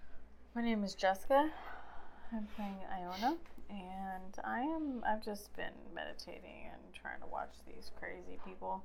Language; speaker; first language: English; native; English